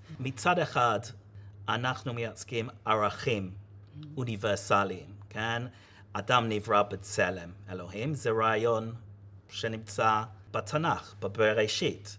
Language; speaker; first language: Hebrew; non-native, fluent; English